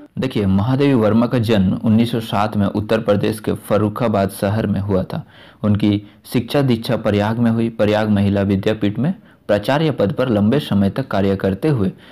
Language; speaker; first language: Hindi; native; Hindi